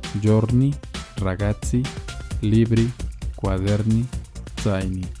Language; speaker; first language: Italian; non-native, fluent; Spanish